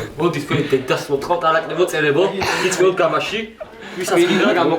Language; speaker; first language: Georgian; native; Georgian